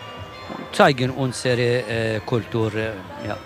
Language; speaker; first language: German; non-native, learner; Kurdish